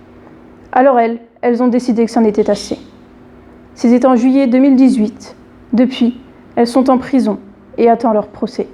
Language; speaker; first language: French; native; French